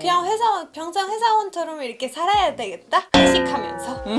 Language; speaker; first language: Korean; non-native, fluent; Spanish